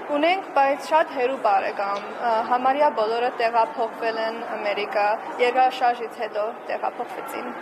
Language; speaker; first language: Armenian; early bilingual, heritage; Armenian